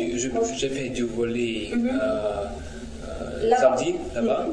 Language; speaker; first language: French; non-native, learner; Russian